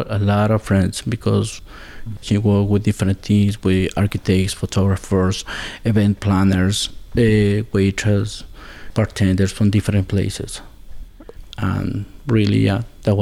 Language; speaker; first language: English; non-native, learner; Spanish